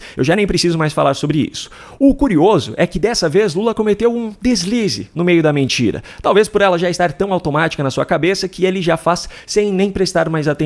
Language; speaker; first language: Portuguese; native; Portuguese